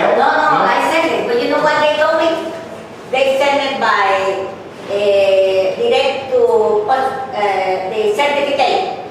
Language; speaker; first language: English; non-native, learner; Spanish